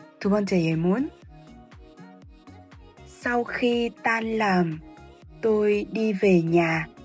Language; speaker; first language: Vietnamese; non-native, fluent; Korean